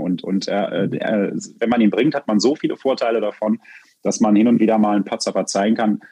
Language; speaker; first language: German; native; German